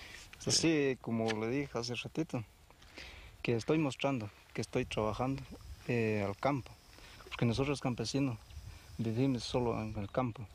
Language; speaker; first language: Spanish; non-native, local second language; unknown